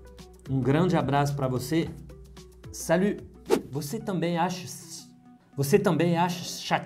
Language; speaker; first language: Portuguese; non-native, fluent; French